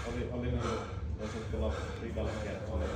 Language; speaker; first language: Finnish; native; Finnish